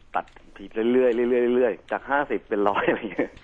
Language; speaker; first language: Thai; native; Thai